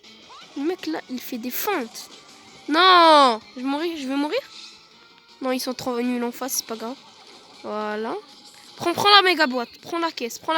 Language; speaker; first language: French; native; French